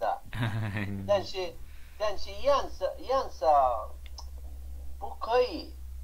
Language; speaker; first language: Chinese; non-native, learner; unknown